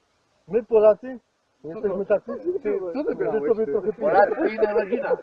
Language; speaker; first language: Polish; non-native, learner; Slovenian